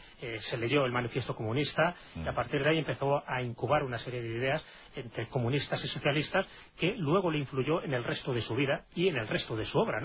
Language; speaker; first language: Spanish; native; Spanish